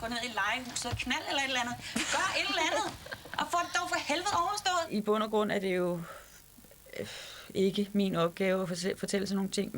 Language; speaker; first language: Danish; native; Danish